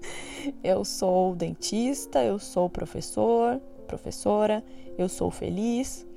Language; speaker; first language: French; non-native, fluent; Portuguese